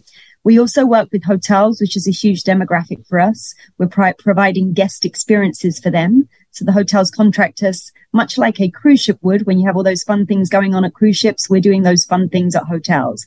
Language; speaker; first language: English; native; English